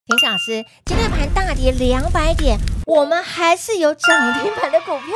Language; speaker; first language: Chinese; native; Chinese